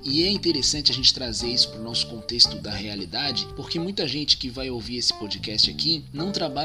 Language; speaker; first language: Portuguese; native; Portuguese